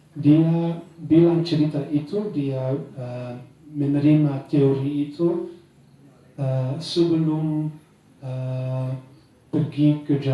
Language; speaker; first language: Indonesian; non-native, learner; Dutch